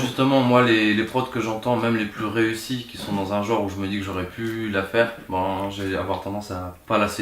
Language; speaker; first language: French; native; French